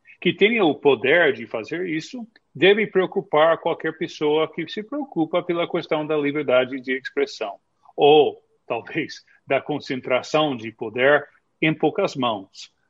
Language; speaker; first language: Portuguese; non-native, fluent; English